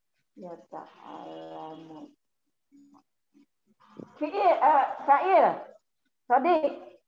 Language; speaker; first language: Arabic; non-native, learner; Indonesian